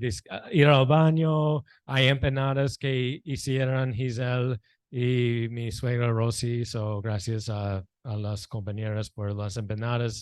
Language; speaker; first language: Spanish; non-native, fluent; English